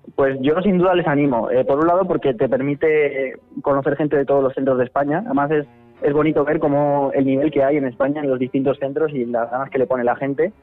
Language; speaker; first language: Spanish; native; Spanish